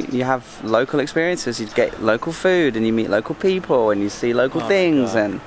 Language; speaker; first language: English; native; English